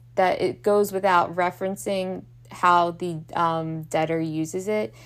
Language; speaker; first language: English; native; English